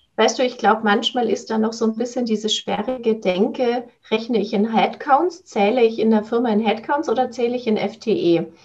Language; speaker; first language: German; native; German